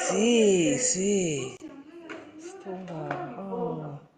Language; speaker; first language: Spanish; non-native, learner; English